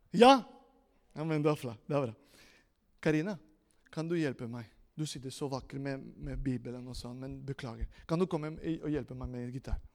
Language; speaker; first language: Norwegian; non-native, fluent; Spanish